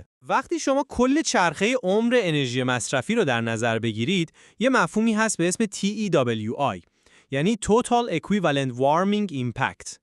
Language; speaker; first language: Persian; native; Persian